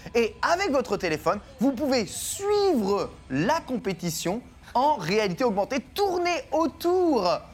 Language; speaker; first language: French; native; French